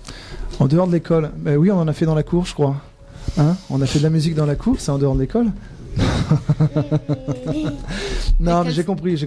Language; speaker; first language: French; native; French